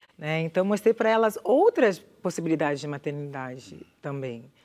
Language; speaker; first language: Portuguese; native; Portuguese